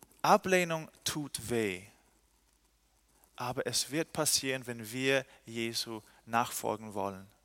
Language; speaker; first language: German; non-native, fluent; English